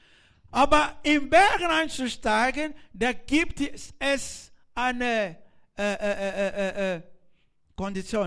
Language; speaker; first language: German; non-native, learner; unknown